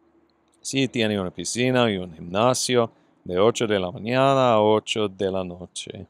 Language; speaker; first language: Spanish; non-native, fluent; English